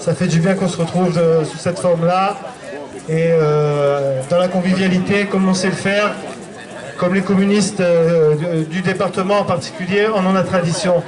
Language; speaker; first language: French; native; French